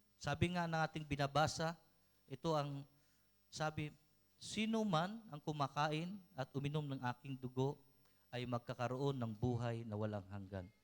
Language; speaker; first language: Filipino; non-native, local second language; Cebuano